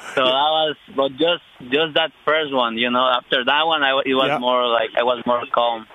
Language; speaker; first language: English; non-native, fluent; Spanish